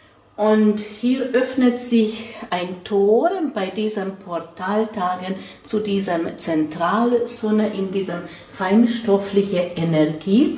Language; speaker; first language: German; non-native, fluent; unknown